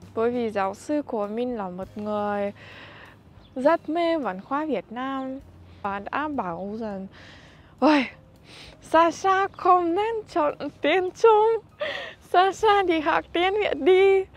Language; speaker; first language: Vietnamese; non-native, fluent; Russian